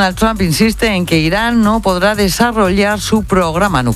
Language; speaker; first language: Spanish; native; Spanish